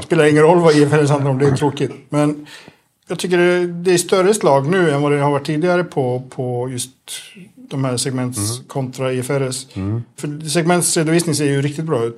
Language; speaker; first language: Swedish; native; Swedish